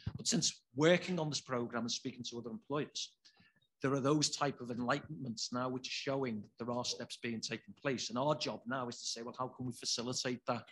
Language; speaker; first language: English; native; English